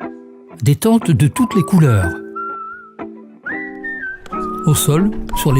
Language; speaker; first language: French; native; French